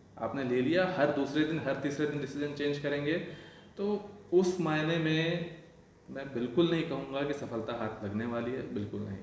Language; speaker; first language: Hindi; non-native, local second language; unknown